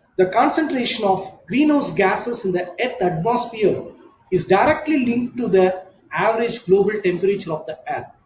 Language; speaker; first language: English; non-native, local second language; Tamil